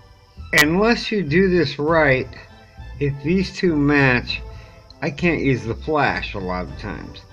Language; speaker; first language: English; native; English